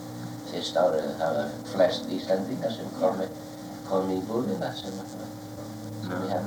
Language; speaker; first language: Icelandic; early bilingual, heritage; Icelandic